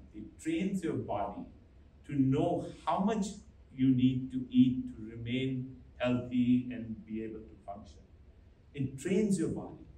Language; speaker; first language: English; non-native, local second language; Hindi